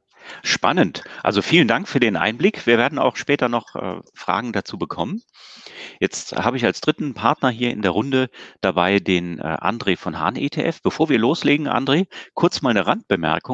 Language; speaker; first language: German; native; German